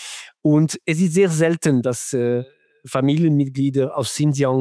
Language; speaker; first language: German; non-native, fluent; French